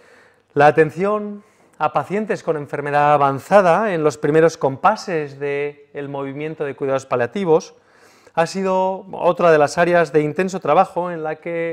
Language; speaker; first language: Spanish; native; Spanish